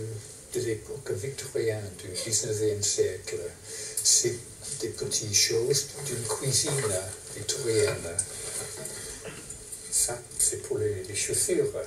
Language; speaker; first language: French; non-native, fluent; English